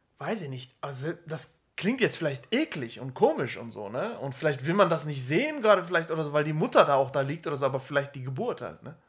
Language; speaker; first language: German; early bilingual, other home language; Turkish